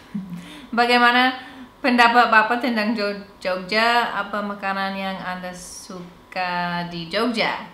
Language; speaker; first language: Indonesian; non-native, fluent; English